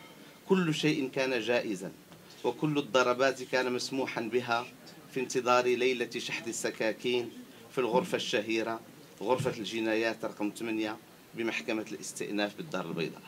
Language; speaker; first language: Arabic; native; Arabic